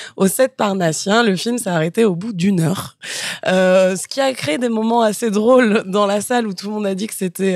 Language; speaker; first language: French; native; French